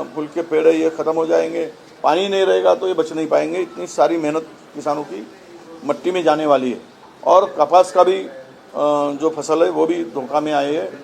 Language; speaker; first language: Hindi; non-native, local second language; Marathi